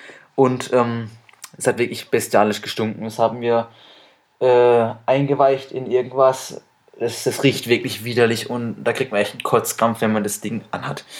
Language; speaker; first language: German; native; German